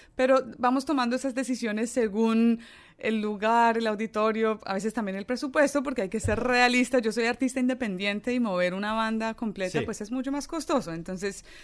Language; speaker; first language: Spanish; early bilingual, other home language; English